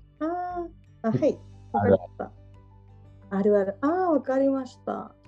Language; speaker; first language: Japanese; non-native, learner; Georgian